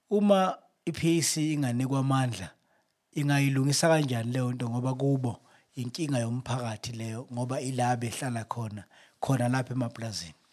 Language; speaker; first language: Zulu; native; Zulu